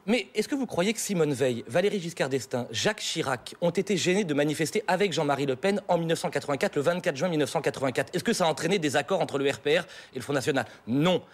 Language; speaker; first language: French; native; French